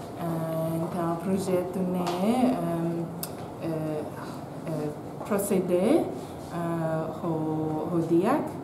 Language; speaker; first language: Portuguese; non-native, local second language; Tetum